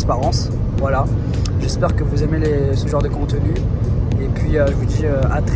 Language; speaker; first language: French; native; French